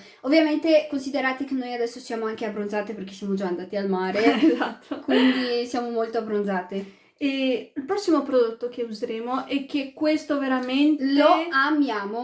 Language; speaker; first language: Italian; early bilingual, other home language; Arabic